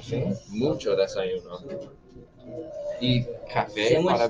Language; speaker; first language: Spanish; non-native, fluent; English